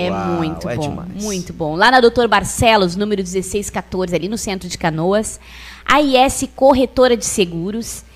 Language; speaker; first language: Portuguese; native; Portuguese